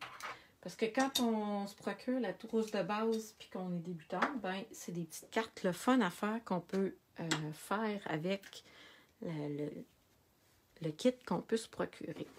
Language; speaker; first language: French; native; French